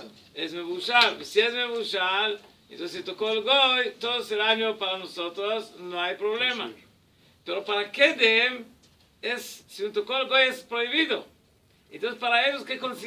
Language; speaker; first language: Spanish; non-native, learner; Hebrew